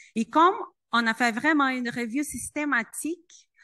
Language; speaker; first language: French; non-native, fluent; Portuguese